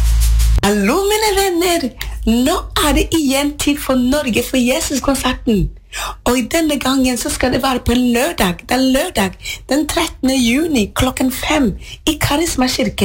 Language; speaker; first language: Norwegian; non-native, fluent; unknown